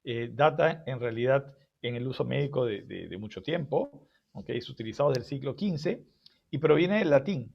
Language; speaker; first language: Spanish; native; Spanish